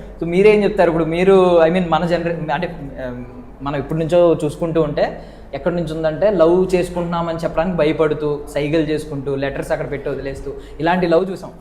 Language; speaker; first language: Telugu; native; Telugu